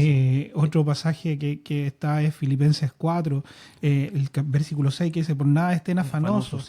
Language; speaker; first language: Spanish; native; Spanish